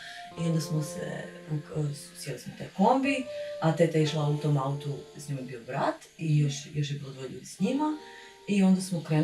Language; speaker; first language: Bosnian; native; Bosnian